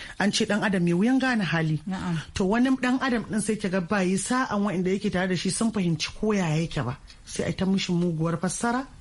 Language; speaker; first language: Hausa; native; Hausa